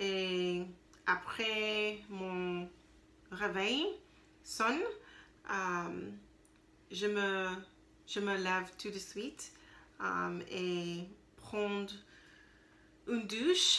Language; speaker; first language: French; non-native, learner; English